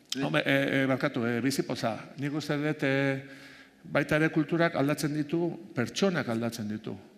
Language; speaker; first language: Basque; native; Basque